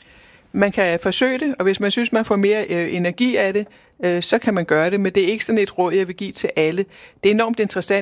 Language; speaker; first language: Danish; native; Danish